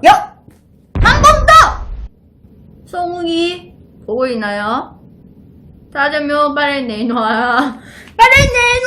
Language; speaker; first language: Korean; non-native, learner; Chinese